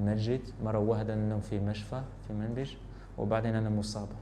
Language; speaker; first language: Arabic; non-native, learner; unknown